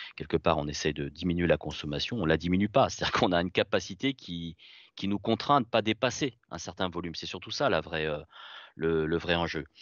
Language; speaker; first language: French; native; French